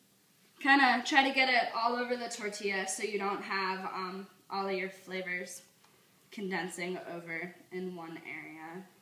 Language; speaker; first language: English; native; English